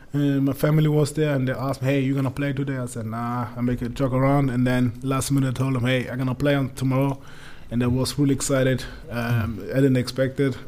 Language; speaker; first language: English; non-native, learner; German